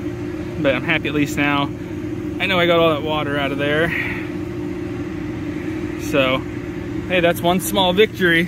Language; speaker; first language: English; native; English